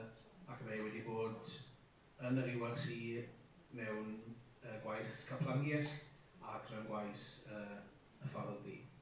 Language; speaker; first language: Welsh; native; Welsh